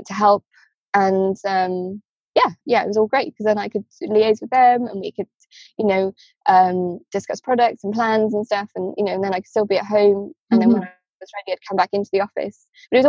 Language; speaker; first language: English; native; English